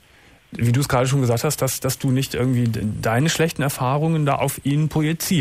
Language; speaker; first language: German; native; German